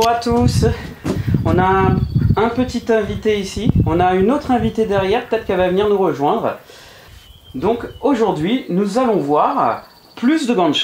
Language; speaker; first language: French; native; French